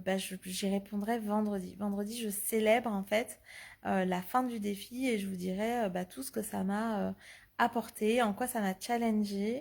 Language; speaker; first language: French; native; French